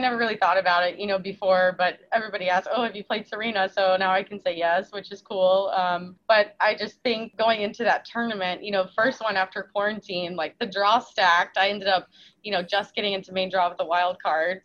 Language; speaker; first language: English; native; English